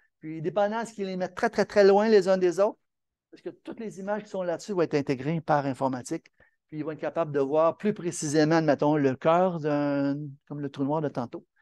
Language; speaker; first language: French; native; French